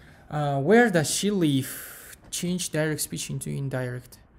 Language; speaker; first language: English; non-native, fluent; Kazakh